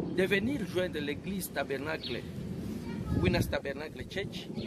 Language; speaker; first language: French; non-native, local second language; Lingala